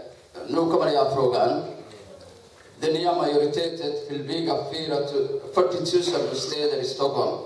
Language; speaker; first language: Swedish; non-native, learner; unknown